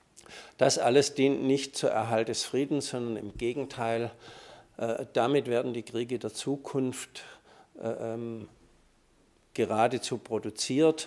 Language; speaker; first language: German; native; German